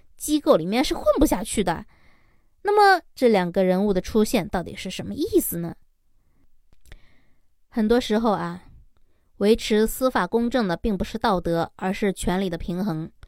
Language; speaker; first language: Chinese; native; Chinese